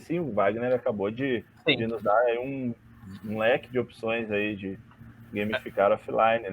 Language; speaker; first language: Portuguese; native; Portuguese